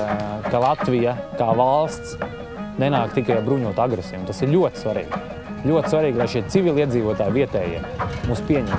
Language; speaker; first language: Latvian; native; Latvian